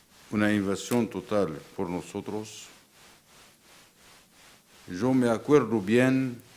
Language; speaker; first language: Spanish; non-native, fluent; Arabic